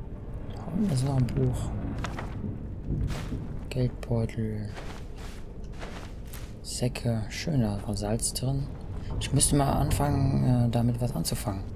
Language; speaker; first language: German; native; German